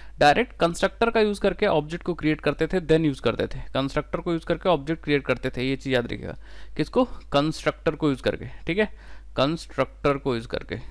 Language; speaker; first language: Hindi; native; Hindi